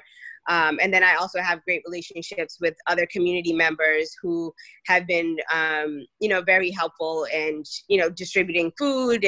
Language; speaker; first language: English; early bilingual, other home language; Kabuverdianu